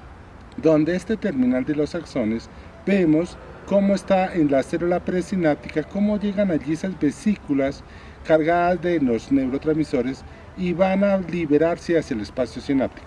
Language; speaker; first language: Spanish; native; Spanish